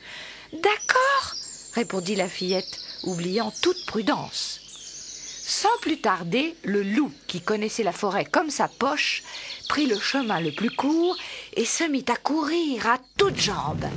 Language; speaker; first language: French; native; French